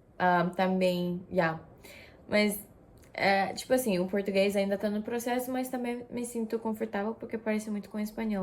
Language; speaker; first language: Portuguese; non-native, fluent; Japanese